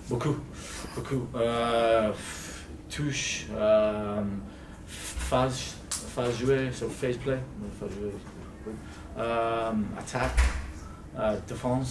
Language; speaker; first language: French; non-native, learner; English